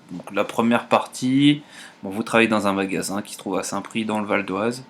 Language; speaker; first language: French; native; French